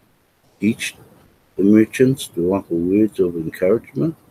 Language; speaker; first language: English; native; English